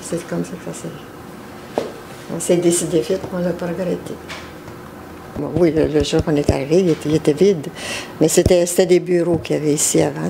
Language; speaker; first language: French; native; French